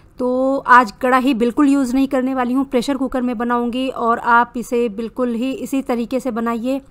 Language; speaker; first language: Hindi; native; Hindi